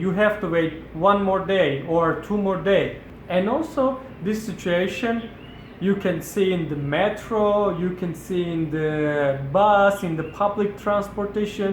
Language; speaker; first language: English; non-native, fluent; Turkish